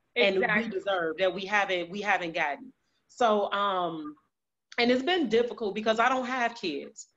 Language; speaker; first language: English; native; English